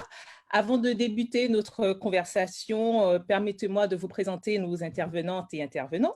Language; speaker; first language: French; native; French